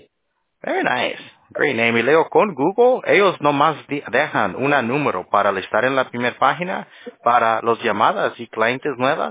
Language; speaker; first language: Spanish; early bilingual, heritage; Spanish